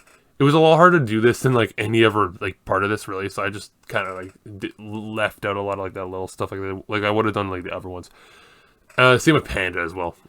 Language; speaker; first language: English; native; English